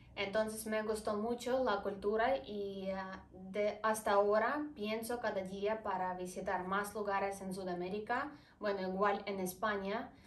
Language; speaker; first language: Spanish; non-native, fluent; Ukrainian